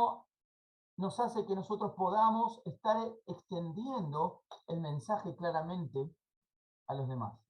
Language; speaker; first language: Spanish; native; Spanish